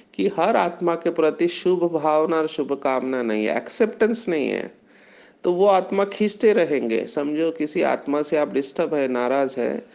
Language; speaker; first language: Hindi; non-native, local second language; Marathi